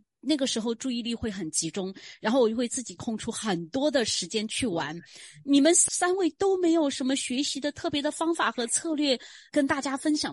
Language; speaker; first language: Chinese; native; Chinese